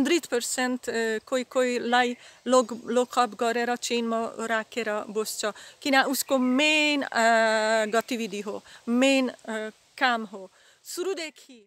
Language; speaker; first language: Nepali; non-native, learner; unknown